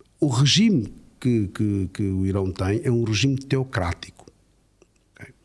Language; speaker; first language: Portuguese; native; Portuguese